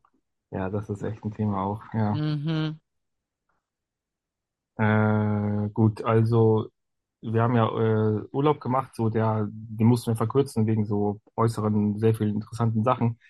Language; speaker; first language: German; native; German